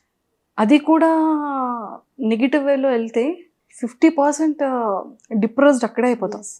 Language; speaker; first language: Telugu; native; Telugu